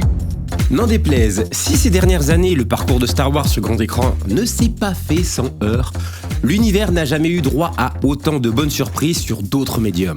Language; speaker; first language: French; native; French